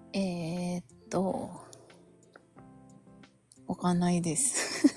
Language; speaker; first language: Japanese; non-native, learner; Filipino